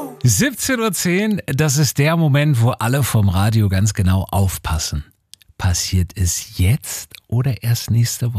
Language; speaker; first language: German; native; German